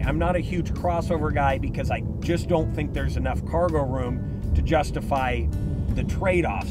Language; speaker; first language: English; native; English